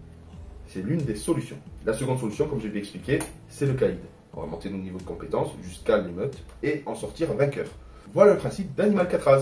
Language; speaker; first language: French; native; French